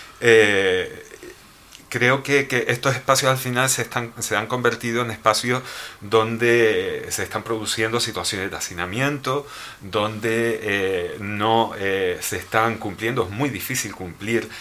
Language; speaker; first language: Spanish; native; Spanish